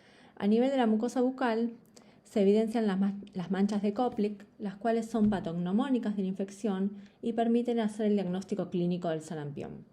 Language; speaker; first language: Spanish; native; Spanish